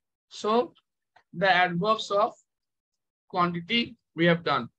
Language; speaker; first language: English; non-native, local second language; Bangla